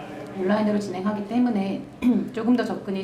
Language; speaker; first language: Korean; native; Korean